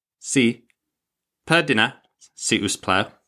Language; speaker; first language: Catalan; non-native, learner; English